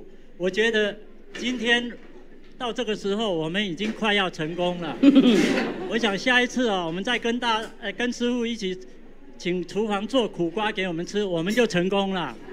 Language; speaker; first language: Chinese; native; Chinese